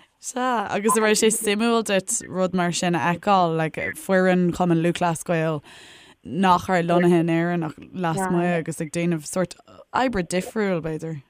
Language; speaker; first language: Irish; native; Irish